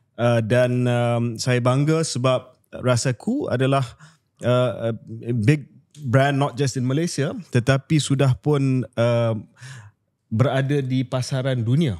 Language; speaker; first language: Malay; native; Malay